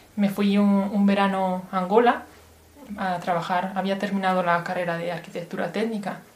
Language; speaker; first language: Spanish; native; Spanish